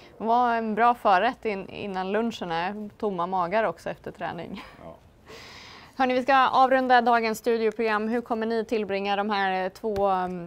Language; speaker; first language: Swedish; native; Swedish